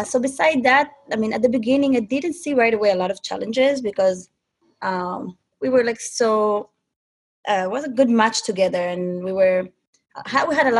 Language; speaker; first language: English; non-native, fluent; Hebrew